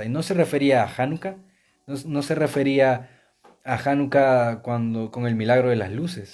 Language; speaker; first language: Spanish; native; Spanish